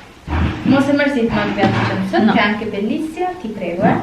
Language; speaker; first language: Italian; early bilingual, other home language; Albanian